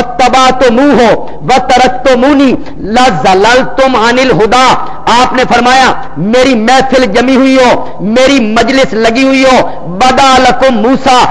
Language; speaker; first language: Urdu; non-native, local second language; Punjabi